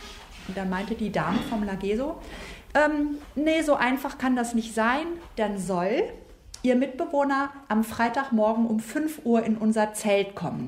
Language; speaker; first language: German; native; German